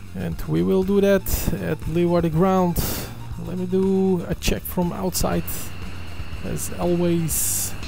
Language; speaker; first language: English; non-native, fluent; Turkish